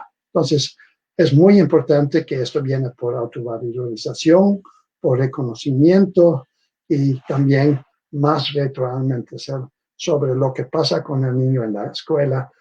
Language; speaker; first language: Spanish; non-native, fluent; Dutch